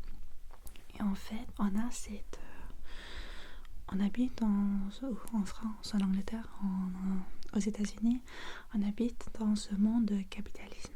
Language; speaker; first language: French; non-native, fluent; English